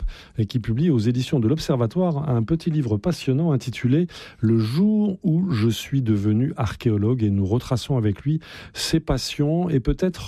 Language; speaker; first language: French; native; French